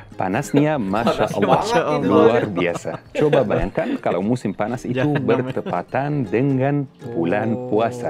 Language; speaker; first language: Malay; non-native, fluent; Arabic